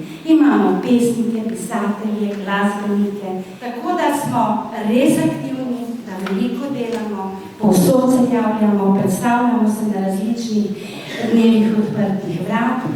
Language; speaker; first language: Slovenian; native; Slovenian